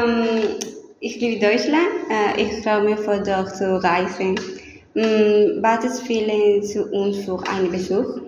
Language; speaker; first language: German; non-native, learner; Spanish